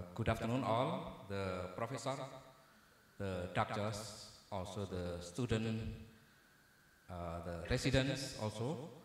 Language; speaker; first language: English; non-native, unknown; Indonesian